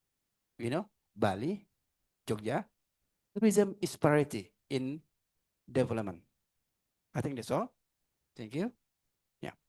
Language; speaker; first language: English; non-native, learner; Indonesian